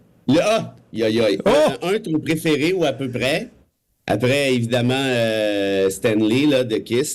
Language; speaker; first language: French; native; French